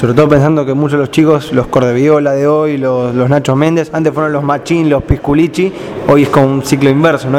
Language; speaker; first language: Spanish; native; Spanish